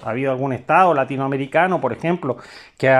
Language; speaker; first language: Spanish; native; Spanish